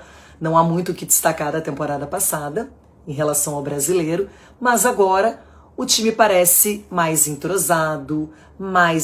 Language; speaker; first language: Portuguese; native; Portuguese